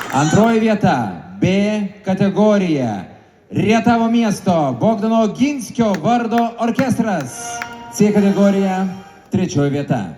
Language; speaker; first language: Lithuanian; native; Lithuanian